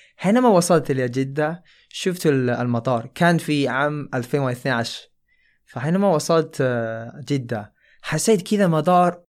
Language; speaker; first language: Arabic; non-native, fluent; Chinese